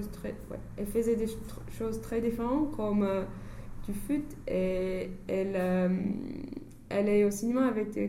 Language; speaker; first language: French; non-native, fluent; English